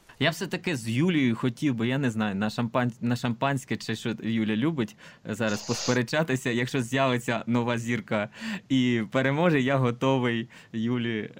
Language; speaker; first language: Ukrainian; non-native, local second language; Russian